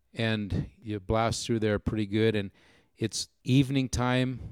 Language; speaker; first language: English; native; English